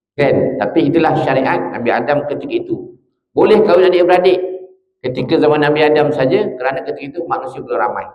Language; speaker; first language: Malay; native; Malay